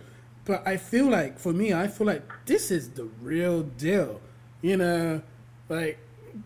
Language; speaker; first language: English; native; English